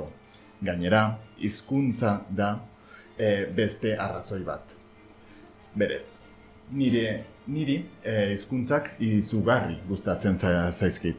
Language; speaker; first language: Basque; non-native, learner; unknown